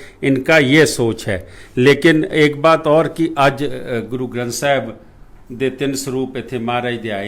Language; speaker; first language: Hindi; non-native, local second language; Punjabi